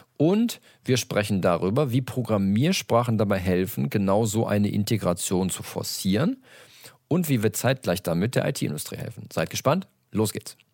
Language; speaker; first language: German; native; German